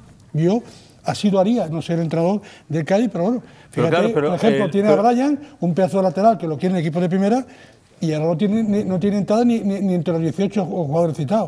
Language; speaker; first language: Spanish; native; Spanish